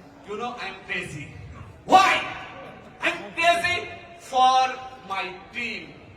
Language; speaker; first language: English; non-native, local second language; Bangla